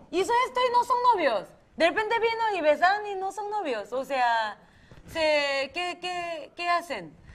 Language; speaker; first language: Spanish; non-native, fluent; Korean